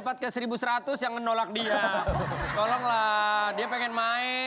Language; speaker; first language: Indonesian; native; Indonesian